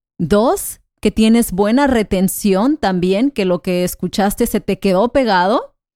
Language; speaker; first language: Spanish; non-native, fluent; English